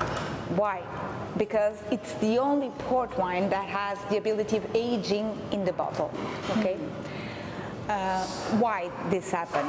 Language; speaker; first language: English; non-native, fluent; Portuguese